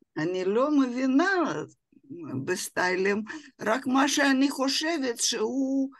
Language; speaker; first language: Hebrew; non-native, fluent; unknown